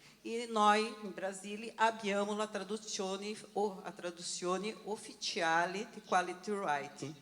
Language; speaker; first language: Italian; non-native, learner; Portuguese